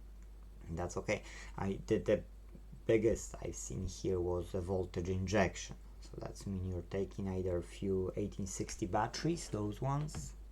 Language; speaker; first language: English; non-native, fluent; Polish